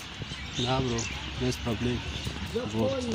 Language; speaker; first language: Russian; non-native, learner; Tajik